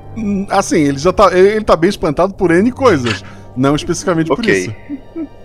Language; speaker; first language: Portuguese; native; Portuguese